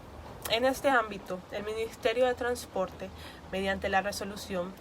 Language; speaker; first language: Spanish; native; Spanish